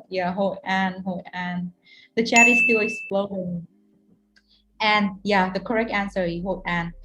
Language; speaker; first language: English; non-native, fluent; Vietnamese